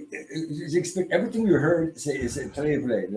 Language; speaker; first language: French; non-native, learner; English